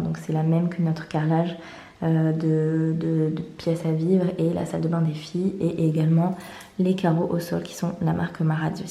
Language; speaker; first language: French; native; French